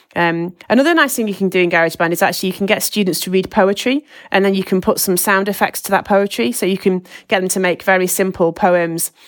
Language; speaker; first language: English; native; English